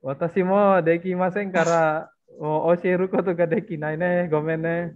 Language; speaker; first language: Japanese; non-native, fluent; Indonesian